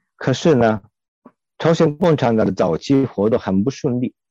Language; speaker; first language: Chinese; non-native, fluent; Japanese